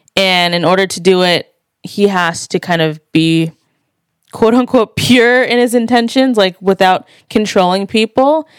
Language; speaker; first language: English; native; English